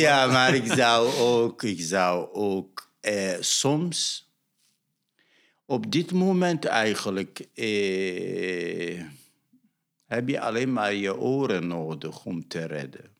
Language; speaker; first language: Dutch; non-native, fluent; Arabic